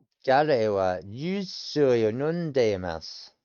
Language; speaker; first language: Japanese; non-native, learner; English